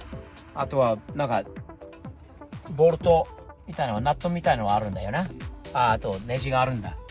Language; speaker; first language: Japanese; native; Japanese